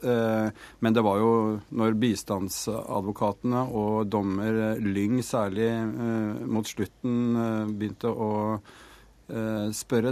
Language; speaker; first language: Norwegian; native; Norwegian